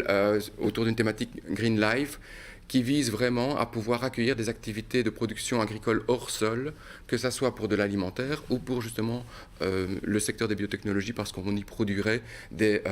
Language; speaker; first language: French; native; French